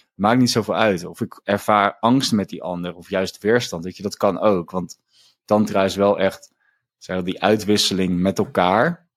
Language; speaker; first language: Dutch; native; Dutch